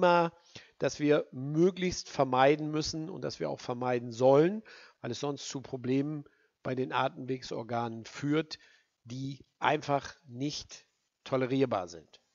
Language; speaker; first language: German; native; German